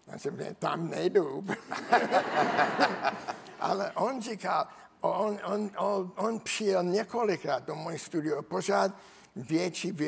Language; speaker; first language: Czech; non-native, learner; English